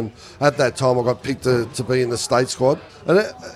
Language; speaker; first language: English; native; English